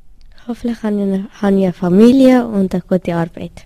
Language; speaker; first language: German; non-native, learner; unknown